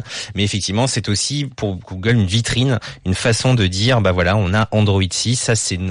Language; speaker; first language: French; native; French